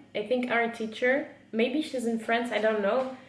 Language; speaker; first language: English; non-native, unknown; French